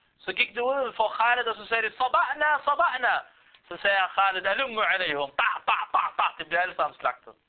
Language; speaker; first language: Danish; non-native, fluent; Arabic